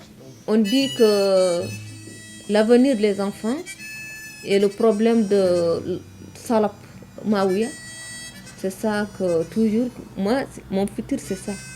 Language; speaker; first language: French; non-native, learner; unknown